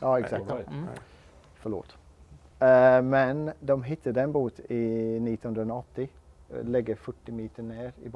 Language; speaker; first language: Swedish; non-native, learner; English